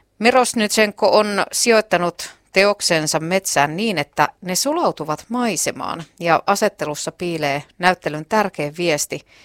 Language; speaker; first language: Finnish; native; Finnish